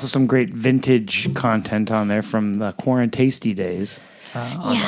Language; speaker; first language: English; native; English